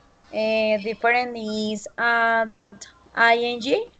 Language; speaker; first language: English; non-native, learner; Spanish